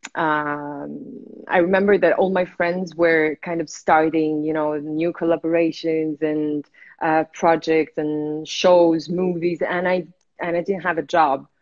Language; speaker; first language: English; non-native, fluent; Italian